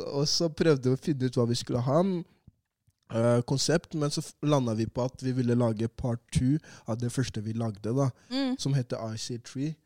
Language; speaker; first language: Norwegian; early bilingual, other home language; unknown